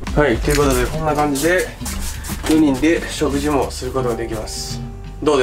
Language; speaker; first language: Japanese; native; Japanese